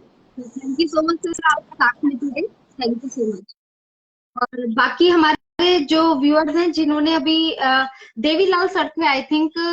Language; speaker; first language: Hindi; native; Hindi